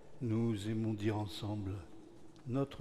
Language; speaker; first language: French; native; French